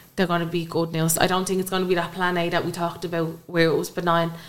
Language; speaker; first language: English; native; English